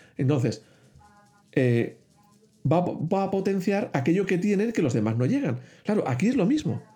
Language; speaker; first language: Spanish; native; Spanish